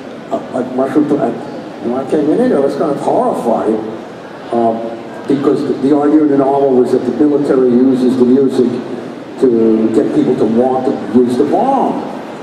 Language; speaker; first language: English; native; English